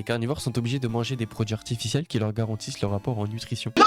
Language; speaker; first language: French; native; French